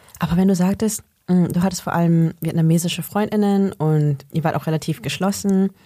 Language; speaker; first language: German; early bilingual, other home language; Vietnamese